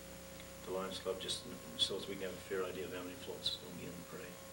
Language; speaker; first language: English; native; English